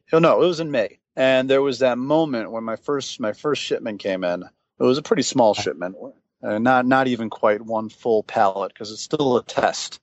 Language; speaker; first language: English; native; English